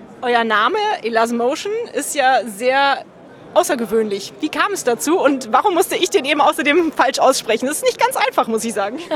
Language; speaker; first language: German; native; German